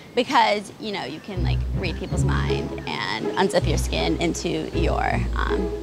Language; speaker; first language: English; native; English